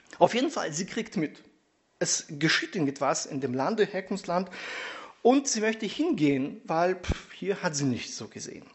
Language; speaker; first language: German; non-native, fluent; Russian